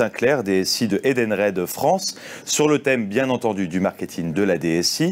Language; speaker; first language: French; native; French